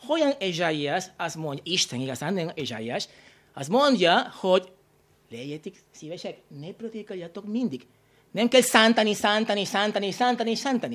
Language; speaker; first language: Hungarian; non-native, learner; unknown